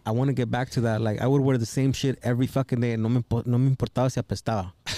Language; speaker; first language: English; early bilingual, other home language; Spanish